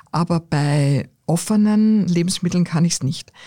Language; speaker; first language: German; native; German